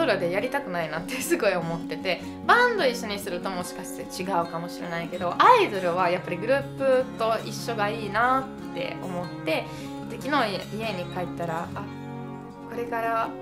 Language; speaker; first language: Japanese; non-native, fluent; Italian